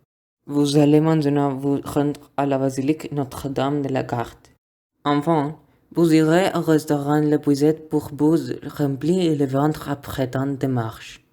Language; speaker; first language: French; non-native, learner; Spanish